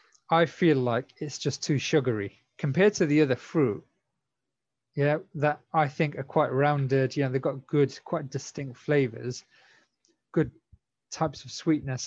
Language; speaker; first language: English; native; English